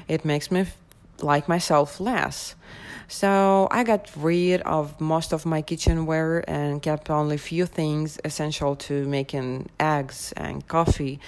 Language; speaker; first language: English; non-native, fluent; Russian